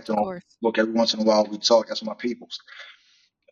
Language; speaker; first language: English; native; English